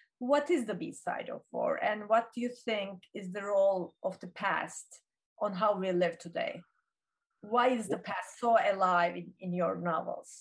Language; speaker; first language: English; non-native, fluent; Turkish